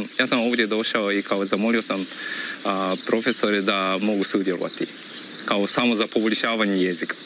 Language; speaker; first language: Croatian; non-native, fluent; Japanese